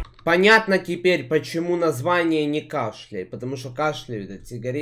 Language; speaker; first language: Russian; native; Russian